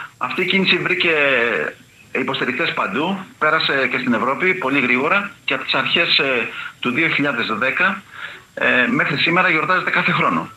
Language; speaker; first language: Greek; native; Greek